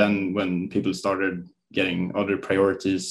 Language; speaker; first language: English; non-native, fluent; Swedish